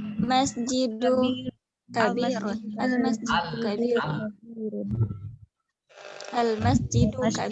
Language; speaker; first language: Arabic; non-native, learner; Indonesian